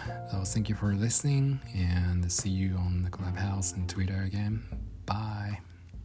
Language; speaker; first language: English; non-native, fluent; Japanese